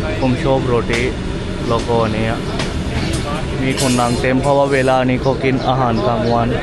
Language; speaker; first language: Thai; non-native, fluent; Urdu